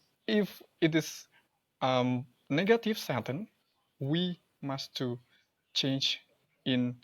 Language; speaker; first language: English; non-native, learner; Indonesian